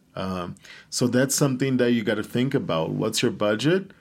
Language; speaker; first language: English; non-native, fluent; Portuguese